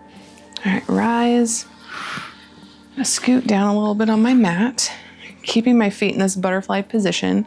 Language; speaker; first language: English; native; English